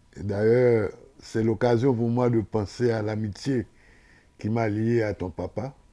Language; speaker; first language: French; non-native, local second language; Haitian Creole